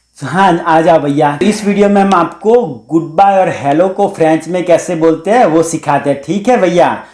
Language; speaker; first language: Hindi; native; Hindi